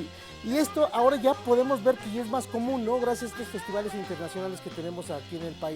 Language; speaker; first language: Spanish; native; Spanish